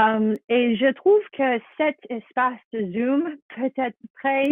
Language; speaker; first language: French; non-native, fluent; English